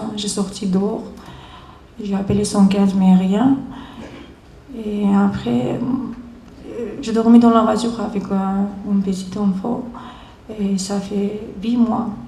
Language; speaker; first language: French; non-native, learner; Georgian